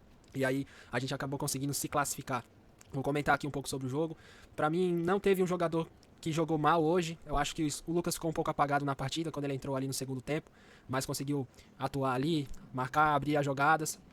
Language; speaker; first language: Portuguese; native; Portuguese